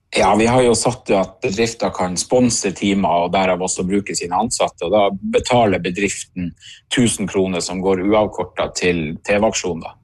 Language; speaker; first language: Norwegian; native; Norwegian